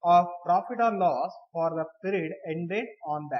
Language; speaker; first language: English; non-native, local second language; Kannada